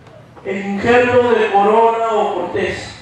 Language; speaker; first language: Spanish; native; Spanish